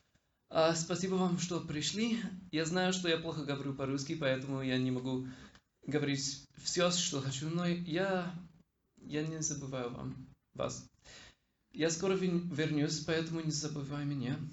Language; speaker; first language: Russian; non-native, learner; English